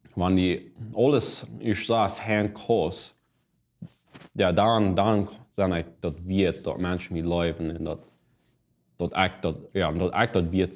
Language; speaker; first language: German; non-native, learner; Plautdietsch